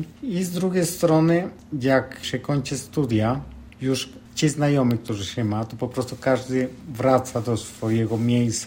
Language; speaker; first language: Polish; non-native, fluent; Spanish